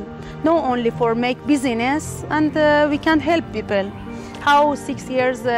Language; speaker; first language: English; non-native, learner; Persian